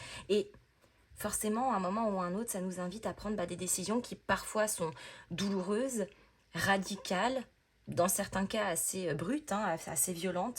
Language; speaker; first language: French; native; French